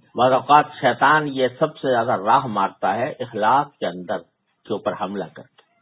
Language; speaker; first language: Urdu; native; Urdu